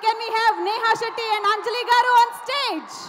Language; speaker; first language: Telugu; native; Telugu